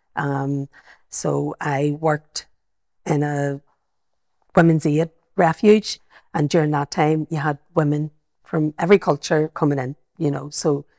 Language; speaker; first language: English; native; English